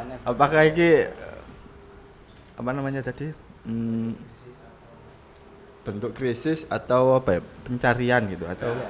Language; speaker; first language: Indonesian; non-native, local second language; Javanese